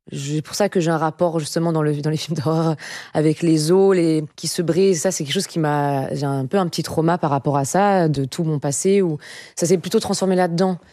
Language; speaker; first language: French; native; French